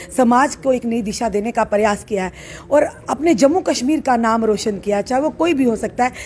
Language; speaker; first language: Hindi; non-native, local second language; Dogri